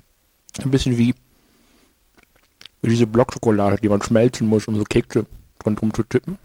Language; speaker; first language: German; native; German